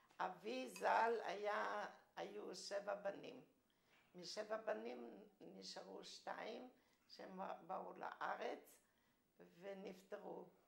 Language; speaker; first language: Hebrew; early bilingual, other home language; Romanian